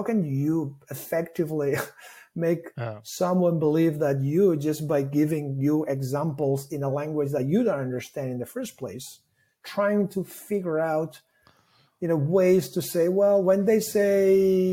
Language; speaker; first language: English; non-native, fluent; Catalan